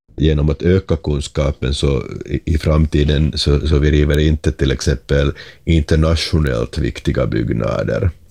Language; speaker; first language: Swedish; non-native, local second language; Finnish